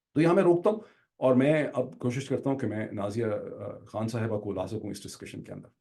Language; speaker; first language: Urdu; native; Urdu